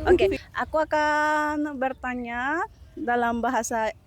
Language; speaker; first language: Indonesian; non-native, learner; Spanish